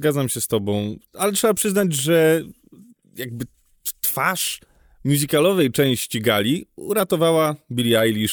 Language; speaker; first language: Polish; native; Polish